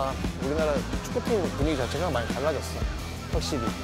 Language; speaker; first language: Korean; native; Korean